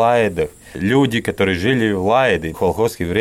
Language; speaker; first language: Russian; non-native, learner; Latvian